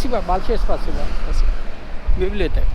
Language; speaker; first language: Russian; non-native, learner; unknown